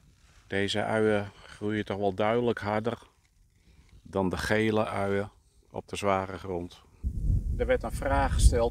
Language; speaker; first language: Dutch; native; Dutch